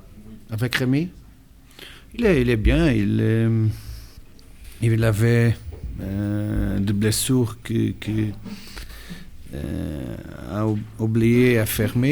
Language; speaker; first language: French; non-native, learner; Portuguese